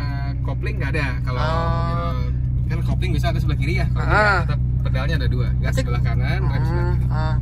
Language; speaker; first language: Indonesian; native; Indonesian